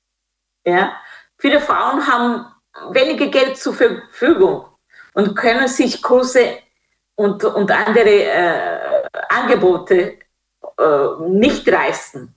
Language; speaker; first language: German; non-native, fluent; Kinyarwanda